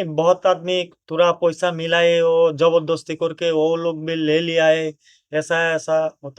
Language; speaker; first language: Hindi; non-native, learner; Bangla